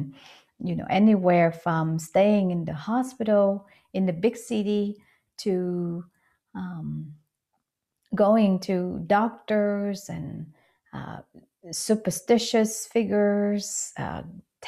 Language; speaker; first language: English; non-native, fluent; Vietnamese